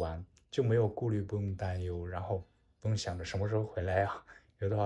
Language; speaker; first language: Chinese; native; Chinese